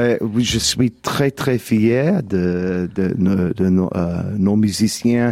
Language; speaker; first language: French; non-native, learner; English